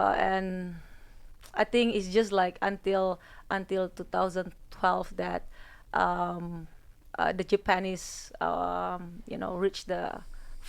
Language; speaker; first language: English; non-native, fluent; Indonesian